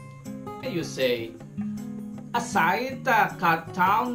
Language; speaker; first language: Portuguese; non-native, learner; Filipino